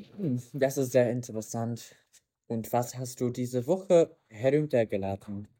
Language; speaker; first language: German; non-native, learner; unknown